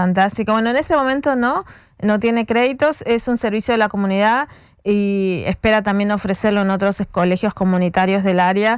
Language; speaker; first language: Spanish; native; Spanish